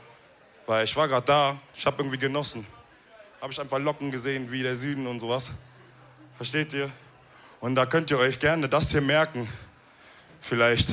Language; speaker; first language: German; early bilingual, other home language; Wolof